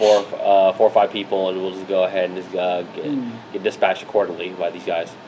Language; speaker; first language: English; early bilingual, other home language; Lao